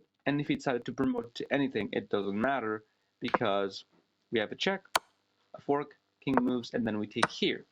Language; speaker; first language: English; non-native, fluent; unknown